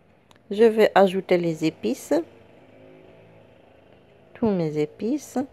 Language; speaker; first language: French; non-native, local second language; Arabic